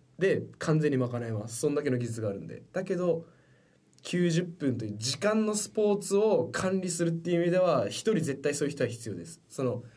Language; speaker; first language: Japanese; native; Japanese